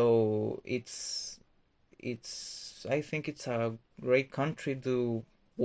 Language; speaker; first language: English; non-native, fluent; Spanish